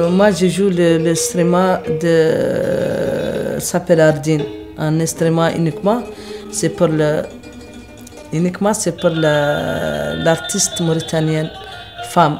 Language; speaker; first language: French; non-native, local second language; Arabic